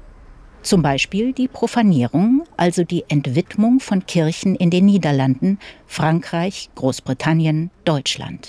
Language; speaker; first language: German; native; German